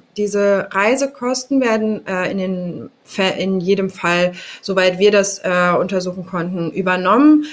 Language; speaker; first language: German; native; German